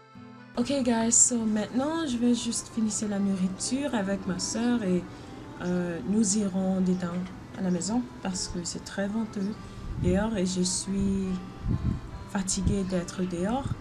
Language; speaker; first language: French; non-native, learner; English